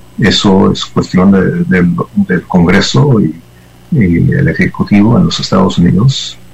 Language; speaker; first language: Spanish; non-native, fluent; English